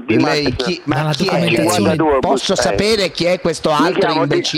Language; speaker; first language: Italian; native; Italian